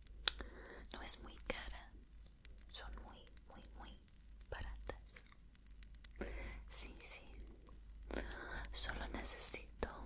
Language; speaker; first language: Spanish; non-native, learner; English